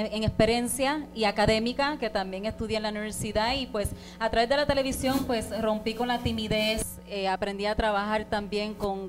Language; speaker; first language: Spanish; native; Spanish